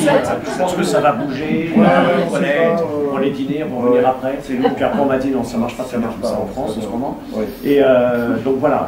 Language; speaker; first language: French; native; French